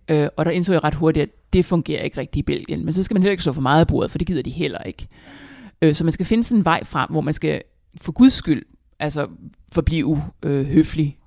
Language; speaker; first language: Danish; native; Danish